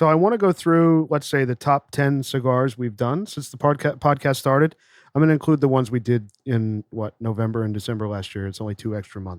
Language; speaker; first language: English; native; English